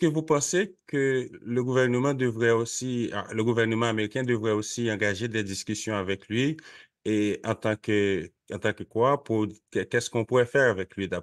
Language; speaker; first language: French; non-native, local second language; Haitian Creole